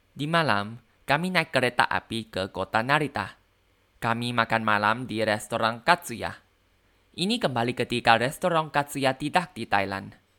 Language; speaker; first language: Indonesian; non-native, learner; Thai